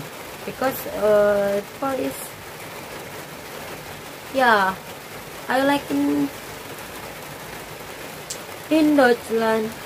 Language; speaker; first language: English; non-native, learner; Indonesian